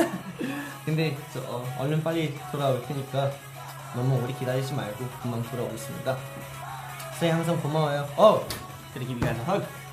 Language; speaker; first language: Korean; early bilingual, heritage; Korean